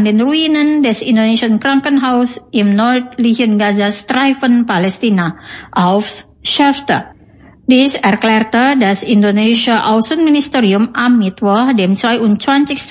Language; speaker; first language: German; non-native, fluent; Indonesian